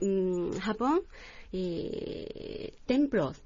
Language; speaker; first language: Spanish; non-native, learner; Japanese